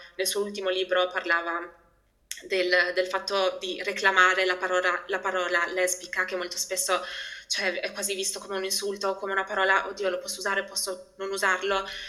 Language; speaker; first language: Italian; early bilingual, other home language; Albanian